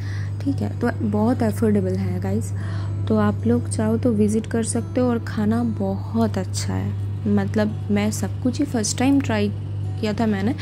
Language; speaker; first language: Hindi; non-native, local second language; Bangla